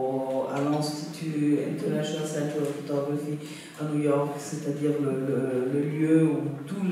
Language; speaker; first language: French; non-native, fluent; Italian